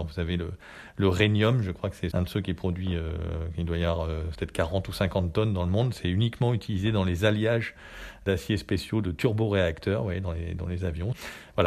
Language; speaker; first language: French; native; French